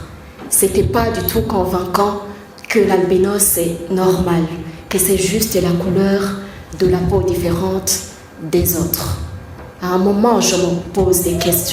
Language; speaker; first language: French; non-native, local second language; Rundi